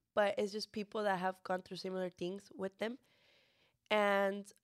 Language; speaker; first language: English; early bilingual, other home language; Spanish